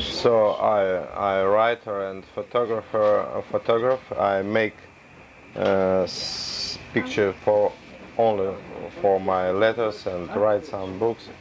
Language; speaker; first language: English; non-native, learner; Russian